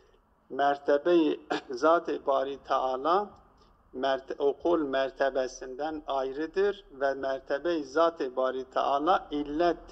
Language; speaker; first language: Turkish; native; Turkish